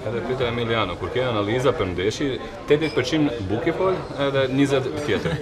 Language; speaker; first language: Albanian; non-native, fluent; Croatian